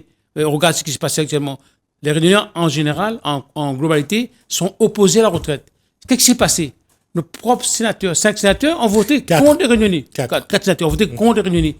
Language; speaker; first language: French; non-native, local second language; Réunion Creole French